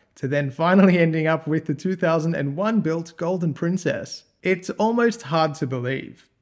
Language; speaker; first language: English; native; English